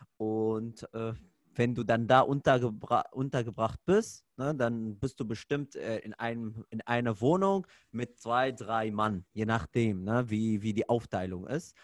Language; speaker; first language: German; non-native, fluent; Arabic